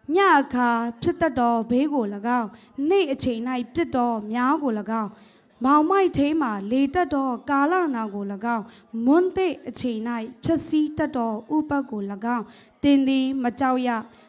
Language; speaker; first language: Burmese; non-native, local second language; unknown